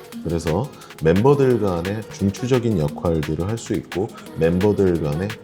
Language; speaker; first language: Korean; native; Korean